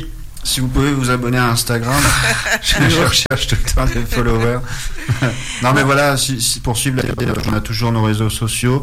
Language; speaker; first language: French; native; French